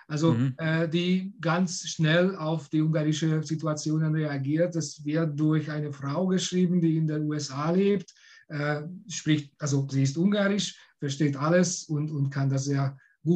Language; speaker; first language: German; non-native, fluent; Hungarian